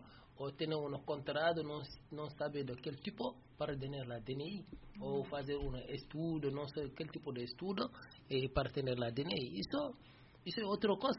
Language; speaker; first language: Spanish; non-native, learner; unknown